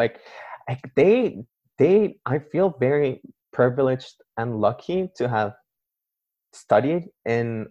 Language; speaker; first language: English; native; English